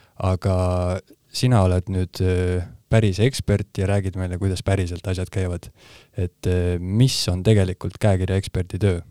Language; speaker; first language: Estonian; native; Estonian